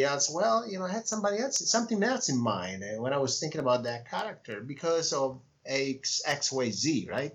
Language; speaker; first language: English; non-native, fluent; Italian